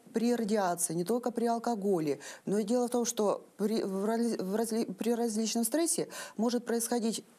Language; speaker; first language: Russian; native; Russian